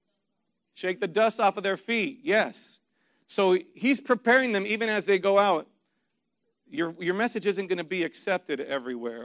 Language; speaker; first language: English; native; English